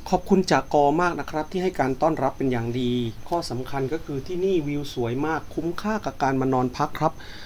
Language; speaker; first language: Thai; native; Thai